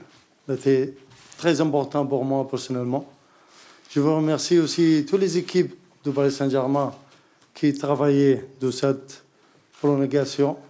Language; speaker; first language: French; non-native, learner; Arabic